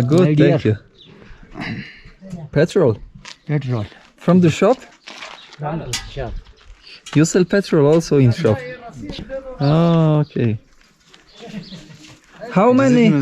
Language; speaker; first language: English; non-native, learner; Polish